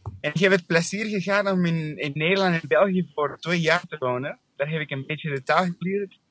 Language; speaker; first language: Dutch; non-native, fluent; English